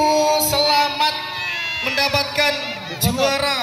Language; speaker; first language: Indonesian; non-native, local second language; Javanese